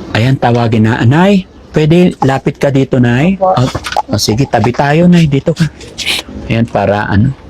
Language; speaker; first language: Filipino; non-native, local second language; Pangasinan